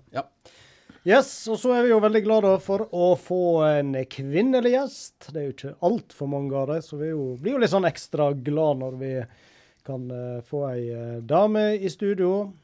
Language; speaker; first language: Norwegian; native; Norwegian